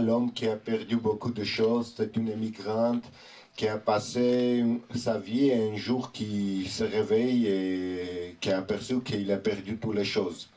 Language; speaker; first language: French; non-native, fluent; Armenian